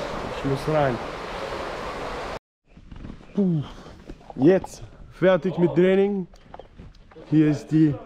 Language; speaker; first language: German; non-native, learner; Danish